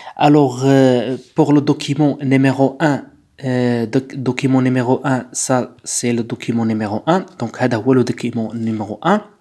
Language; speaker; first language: French; non-native, local second language; Arabic